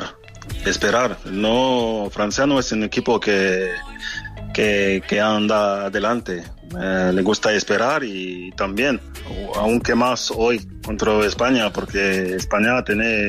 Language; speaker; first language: Spanish; non-native, learner; French